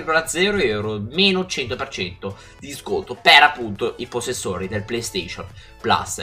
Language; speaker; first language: Italian; native; Italian